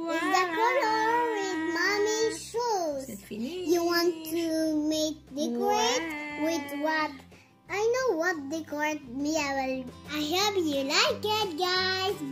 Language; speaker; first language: English; non-native, learner; French